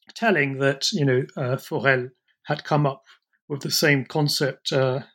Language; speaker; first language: English; native; English